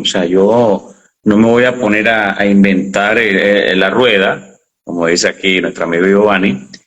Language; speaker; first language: Spanish; native; Spanish